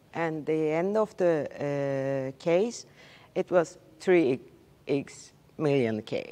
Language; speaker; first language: English; non-native, learner; Turkish